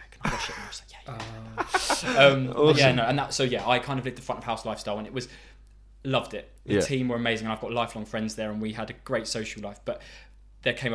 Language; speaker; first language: English; native; English